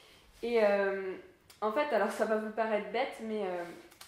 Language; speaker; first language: French; native; French